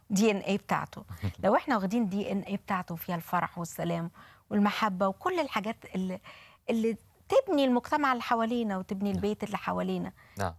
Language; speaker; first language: Arabic; native; Arabic